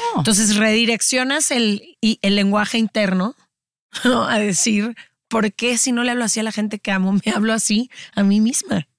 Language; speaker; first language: Spanish; native; Spanish